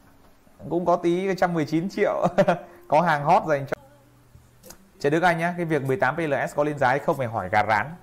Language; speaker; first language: Vietnamese; native; Vietnamese